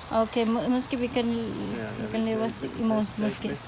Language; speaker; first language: Danish; non-native, learner; Filipino